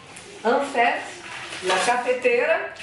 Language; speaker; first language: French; non-native, learner; Portuguese